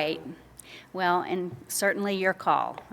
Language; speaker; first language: English; native; English